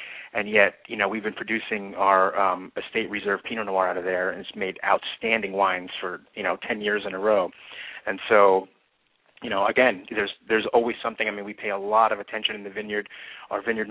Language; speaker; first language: English; native; English